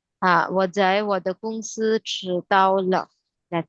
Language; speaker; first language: Chinese; non-native, fluent; Hindi